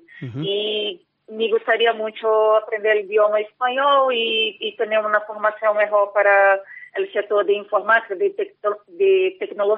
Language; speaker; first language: Spanish; non-native, fluent; Portuguese